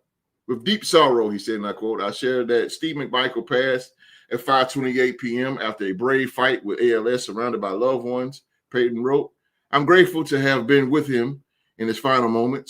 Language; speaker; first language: English; native; English